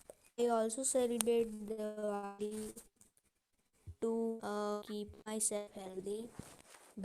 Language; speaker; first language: English; non-native, learner; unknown